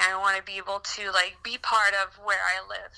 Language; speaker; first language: English; non-native, fluent; French